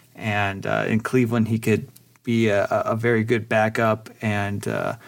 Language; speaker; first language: English; early bilingual, other home language; Polish